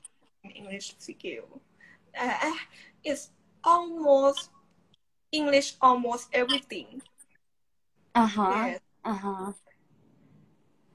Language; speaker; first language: English; non-native, learner; Thai